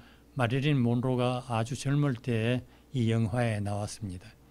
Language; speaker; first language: Korean; native; Korean